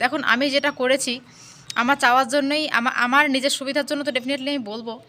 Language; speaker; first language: Bangla; native; Bangla